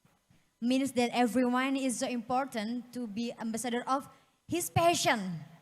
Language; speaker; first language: English; non-native, fluent; Indonesian